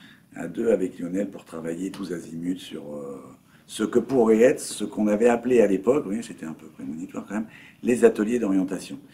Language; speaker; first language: French; native; French